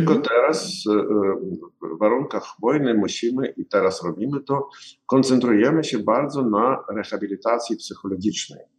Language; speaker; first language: Polish; non-native, learner; Ukrainian